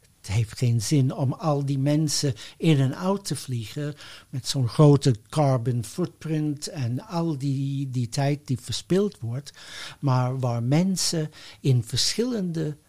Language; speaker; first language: Dutch; non-native, fluent; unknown